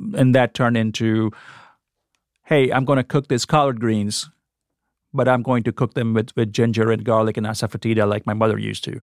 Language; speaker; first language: English; non-native, local second language; Gujarati